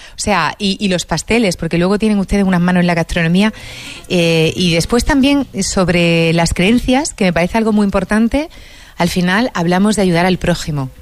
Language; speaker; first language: Spanish; native; Spanish